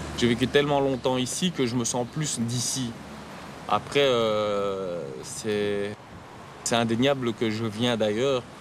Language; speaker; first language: French; native; French